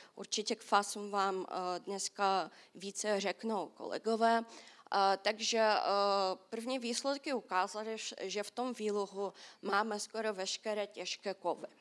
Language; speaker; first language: Czech; non-native, fluent; Russian